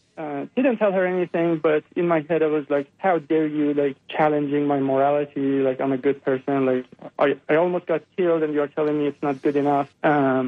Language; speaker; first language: English; non-native, fluent; Persian